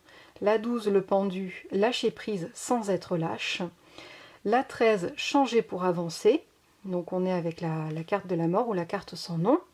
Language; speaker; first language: French; native; French